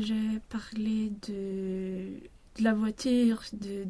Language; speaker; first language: French; non-native, learner; Swedish